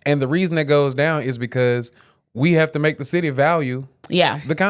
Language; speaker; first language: English; native; English